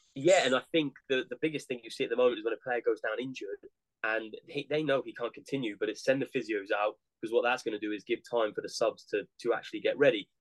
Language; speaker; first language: English; native; English